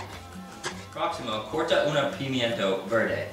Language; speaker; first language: Spanish; non-native, learner; English